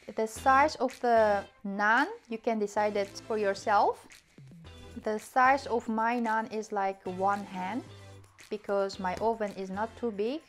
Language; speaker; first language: English; non-native, fluent; Chinese